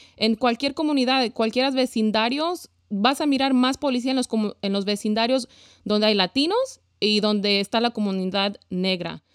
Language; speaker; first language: Spanish; early bilingual, heritage; Spanish